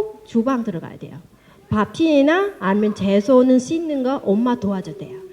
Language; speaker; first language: Korean; non-native, learner; Vietnamese